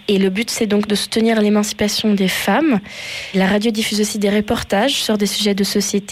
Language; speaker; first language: French; native; French